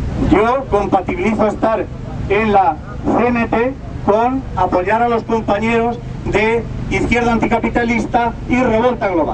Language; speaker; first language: Spanish; native; Spanish